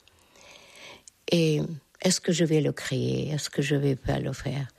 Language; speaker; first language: French; non-native, fluent; Hungarian